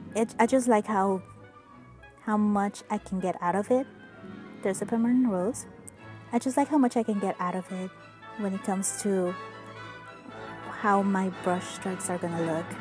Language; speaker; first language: English; non-native, fluent; Spanish